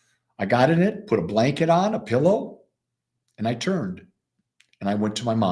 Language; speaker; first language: English; native; English